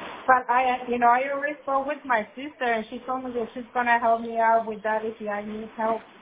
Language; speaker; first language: English; non-native, learner; Spanish